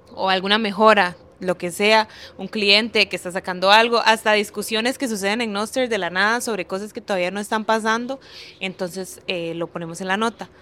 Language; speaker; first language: Spanish; native; Spanish